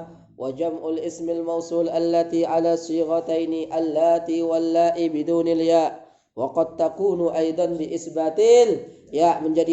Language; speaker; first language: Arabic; non-native, fluent; Indonesian